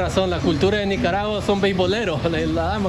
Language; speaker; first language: Spanish; non-native, learner; English